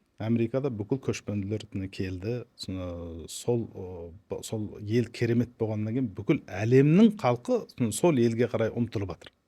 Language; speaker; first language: Kazakh; early bilingual, heritage; Kazakh